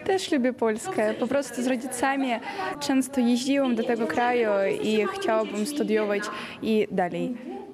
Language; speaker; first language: Polish; non-native, learner; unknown